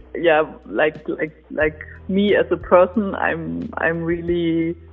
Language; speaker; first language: English; non-native, fluent; German